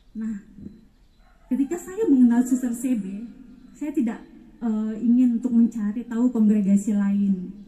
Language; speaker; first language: Indonesian; non-native, local second language; Batak Toba